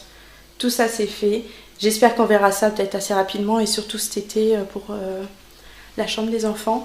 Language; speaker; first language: French; native; French